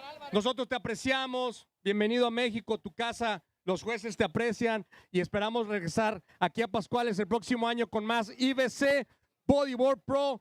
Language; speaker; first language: Spanish; native; Spanish